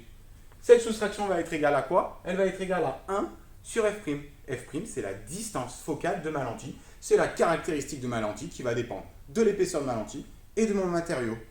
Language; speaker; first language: French; native; French